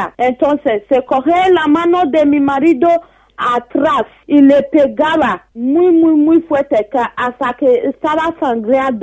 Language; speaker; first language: Spanish; non-native, learner; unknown